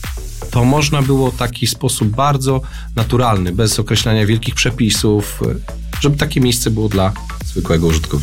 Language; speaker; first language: Polish; native; Polish